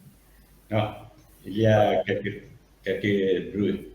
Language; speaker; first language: French; non-native, learner; Italian